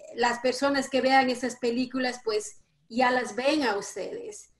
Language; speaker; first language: Spanish; native; Spanish